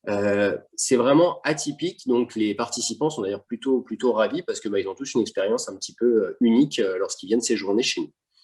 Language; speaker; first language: French; native; French